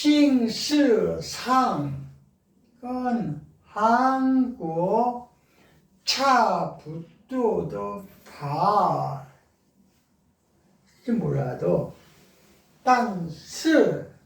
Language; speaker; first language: Chinese; non-native, learner; Korean